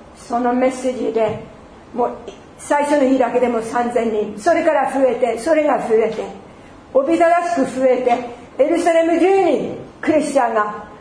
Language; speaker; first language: Japanese; non-native, fluent; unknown